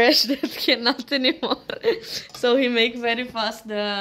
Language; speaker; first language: English; non-native, learner; Portuguese